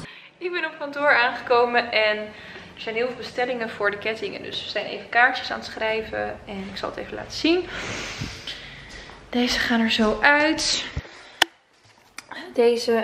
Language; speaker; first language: Dutch; native; Dutch